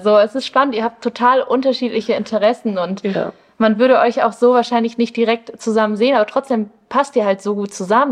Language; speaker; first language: German; early bilingual, other home language; Spanish